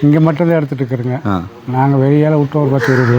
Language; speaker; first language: Tamil; native; Tamil